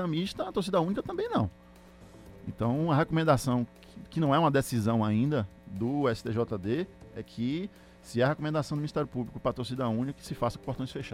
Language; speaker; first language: Portuguese; native; Portuguese